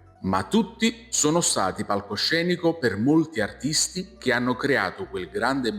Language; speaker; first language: Italian; native; Italian